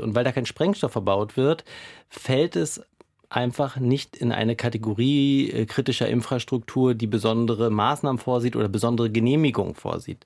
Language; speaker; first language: German; native; German